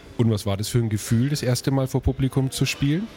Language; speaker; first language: German; native; German